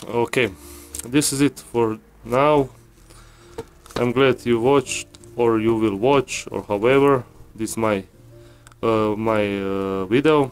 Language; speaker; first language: English; non-native, learner; Croatian